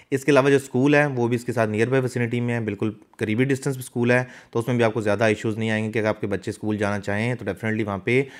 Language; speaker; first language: Urdu; native; Urdu